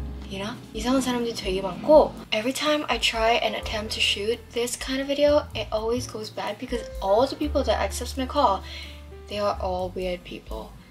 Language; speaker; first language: English; non-native, local second language; Filipino